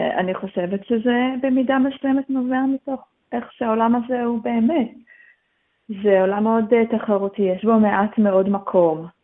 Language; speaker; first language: Hebrew; native; Hebrew